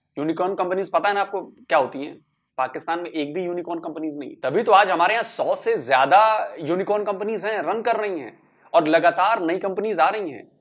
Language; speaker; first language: Hindi; native; Hindi